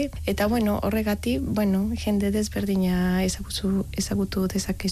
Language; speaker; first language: Basque; non-native, learner; Spanish